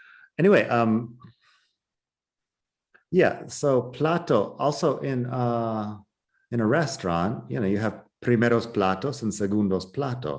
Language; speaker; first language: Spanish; non-native, fluent; English